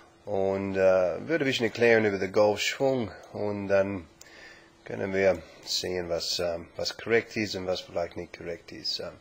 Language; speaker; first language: German; non-native, learner; English